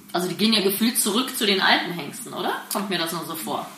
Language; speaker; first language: German; native; German